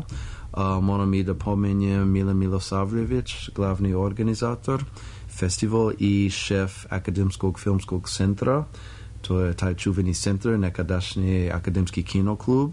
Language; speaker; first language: Serbian; non-native, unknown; English